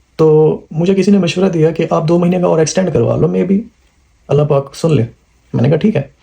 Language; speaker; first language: Urdu; non-native, local second language; Punjabi